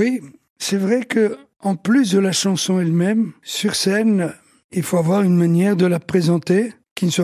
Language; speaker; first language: French; early bilingual, other home language; Italian